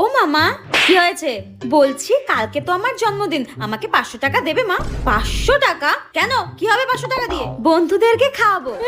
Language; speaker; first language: Bangla; native; Bangla